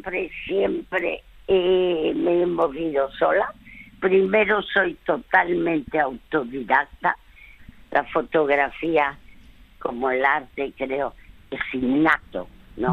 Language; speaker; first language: Spanish; early bilingual, other home language; French